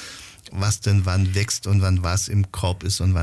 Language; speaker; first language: German; native; German